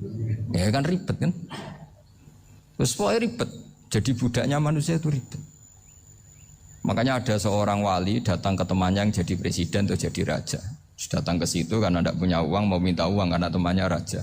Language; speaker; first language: Indonesian; non-native, local second language; Javanese